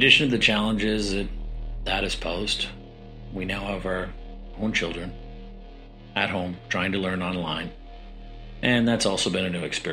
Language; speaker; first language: English; native; English